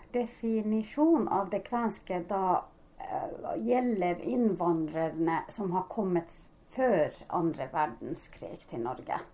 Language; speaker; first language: Norwegian; non-native, fluent; Finnish